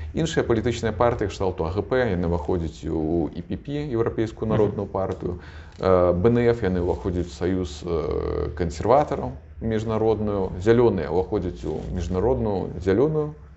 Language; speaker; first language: Belarusian; non-native, local second language; Russian